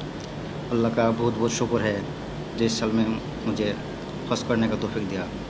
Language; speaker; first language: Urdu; non-native, learner; Bangla